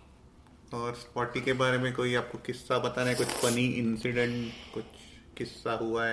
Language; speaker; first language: Hindi; native; Hindi